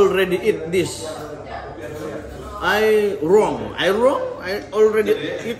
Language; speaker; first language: English; non-native, learner; Malay